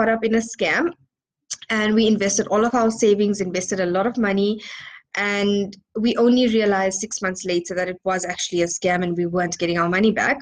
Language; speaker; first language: English; native; English